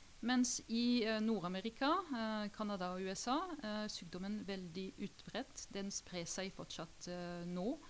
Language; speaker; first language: Norwegian; non-native, fluent; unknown